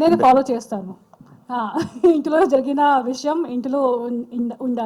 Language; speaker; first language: Telugu; non-native, local second language; Hindi